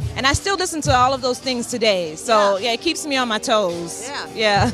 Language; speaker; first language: English; native; English